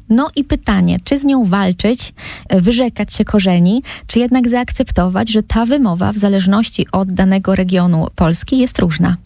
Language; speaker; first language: Polish; native; Polish